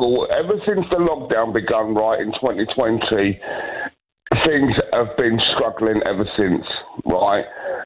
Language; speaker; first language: English; native; English